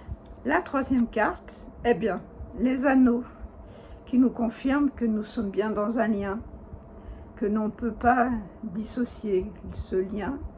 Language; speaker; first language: French; native; French